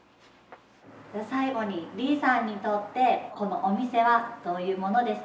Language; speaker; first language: Japanese; native; Japanese